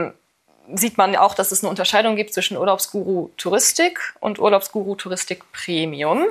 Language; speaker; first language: German; native; German